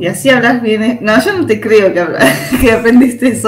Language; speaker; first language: Spanish; native; Spanish